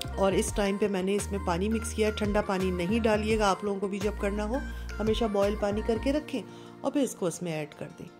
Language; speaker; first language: Urdu; native; Urdu